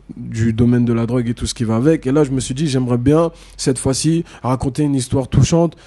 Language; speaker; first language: French; native; French